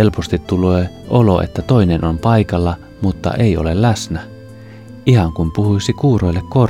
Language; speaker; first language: Finnish; native; Finnish